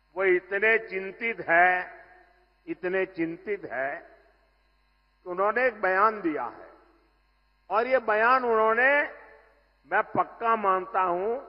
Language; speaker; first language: Hindi; non-native, local second language; Gujarati